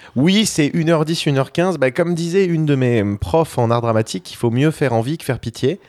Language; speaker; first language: French; native; French